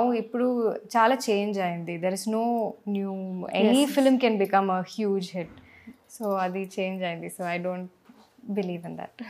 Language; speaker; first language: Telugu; non-native, local second language; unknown